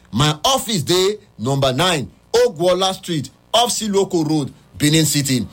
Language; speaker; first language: Nigerian Pidgin; native; Nigerian Pidgin